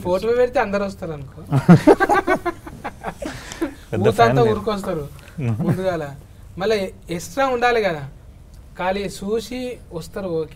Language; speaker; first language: Telugu; native; Telugu